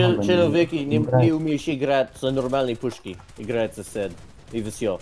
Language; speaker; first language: Russian; non-native, learner; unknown